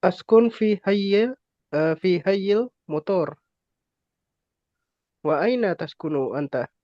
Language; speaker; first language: Arabic; non-native, learner; Indonesian